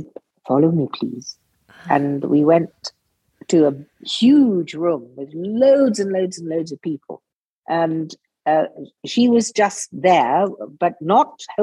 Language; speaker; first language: English; native; English